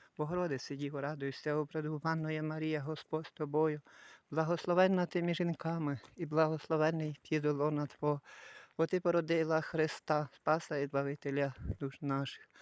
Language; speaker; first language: Ukrainian; native; Ukrainian